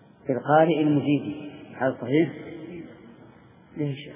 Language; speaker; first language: Arabic; native; Arabic